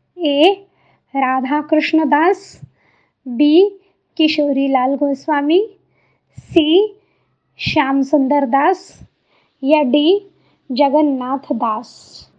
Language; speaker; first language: Hindi; native; Hindi